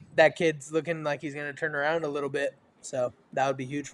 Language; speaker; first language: English; native; English